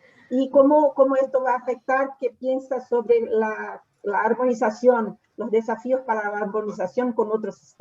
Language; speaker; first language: Spanish; non-native, fluent; Portuguese